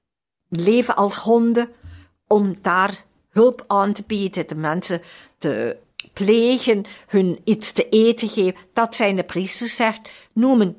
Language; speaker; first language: Dutch; non-native, fluent; German